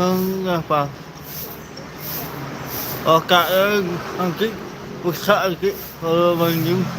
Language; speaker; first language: Indonesian; non-native, local second language; Balinese